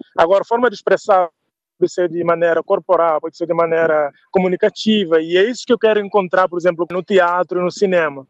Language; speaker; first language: Portuguese; non-native, local second language; Upper Guinea Crioulo